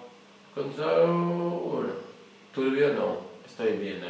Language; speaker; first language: Spanish; non-native, learner; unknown